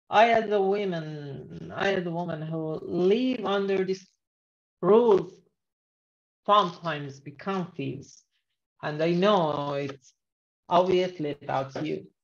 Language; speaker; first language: English; non-native, learner; Persian